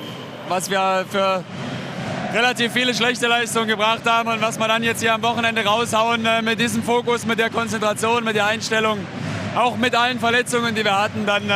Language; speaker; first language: German; native; German